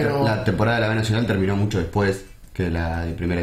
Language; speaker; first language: Spanish; native; Spanish